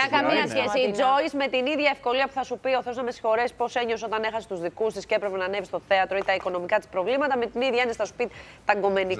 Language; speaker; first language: Greek; native; Greek